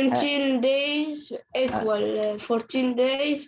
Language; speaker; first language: English; non-native, learner; Arabic